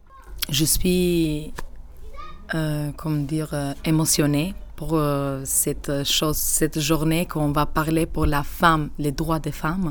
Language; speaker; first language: French; non-native, learner; Albanian